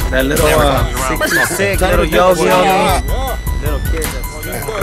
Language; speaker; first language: English; native; English